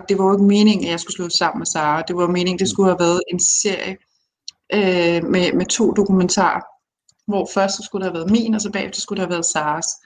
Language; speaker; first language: Danish; early bilingual, other home language; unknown